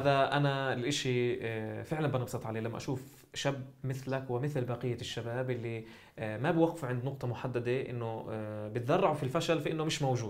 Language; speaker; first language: Arabic; native; Arabic